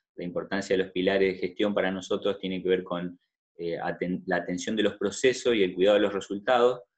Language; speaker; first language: Spanish; native; Spanish